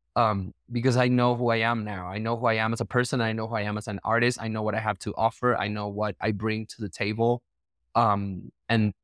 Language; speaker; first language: English; non-native, fluent; Spanish